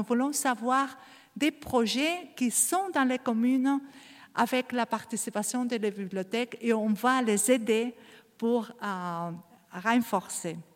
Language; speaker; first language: French; non-native, learner; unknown